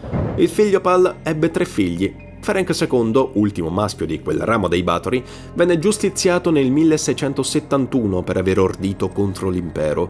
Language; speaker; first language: Italian; native; Italian